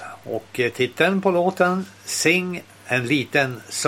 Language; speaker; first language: Swedish; native; Swedish